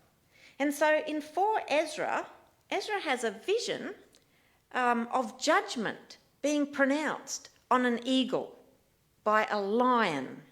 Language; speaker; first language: English; native; English